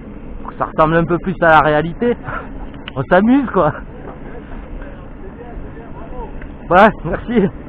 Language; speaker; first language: French; native; French